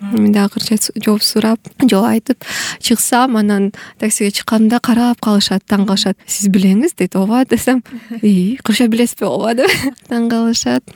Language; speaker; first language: Kyrgyz; non-native, local second language; Russian